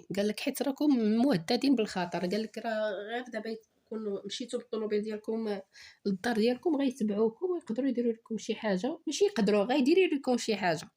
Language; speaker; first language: Arabic; native; Arabic